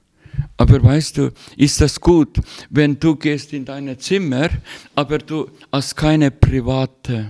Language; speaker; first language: German; non-native, fluent; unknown